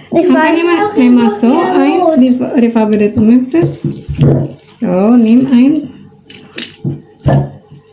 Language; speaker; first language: German; non-native, learner; Indonesian